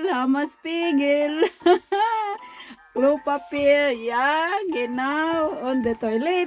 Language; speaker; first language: German; non-native, learner; Filipino